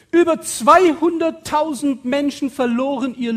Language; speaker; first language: German; native; German